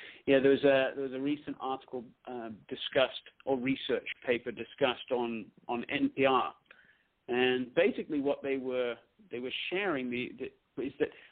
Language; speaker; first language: English; native; English